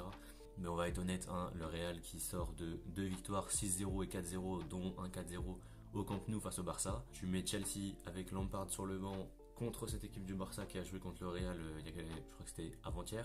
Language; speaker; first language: French; native; French